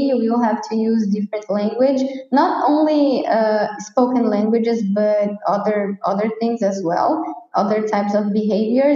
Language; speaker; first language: English; non-native, fluent; Portuguese